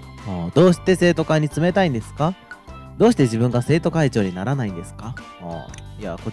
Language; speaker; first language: Japanese; native; Japanese